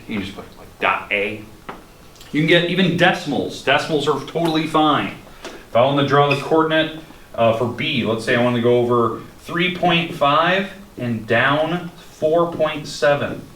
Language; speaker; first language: English; native; English